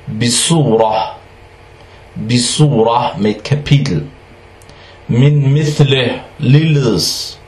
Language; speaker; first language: Danish; non-native, fluent; Arabic